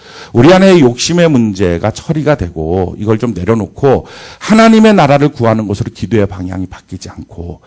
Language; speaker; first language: Korean; native; Korean